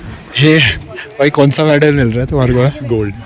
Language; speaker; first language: Hindi; native; Hindi